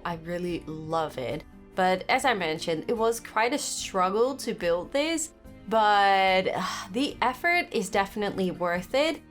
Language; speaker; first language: English; non-native, fluent; Dutch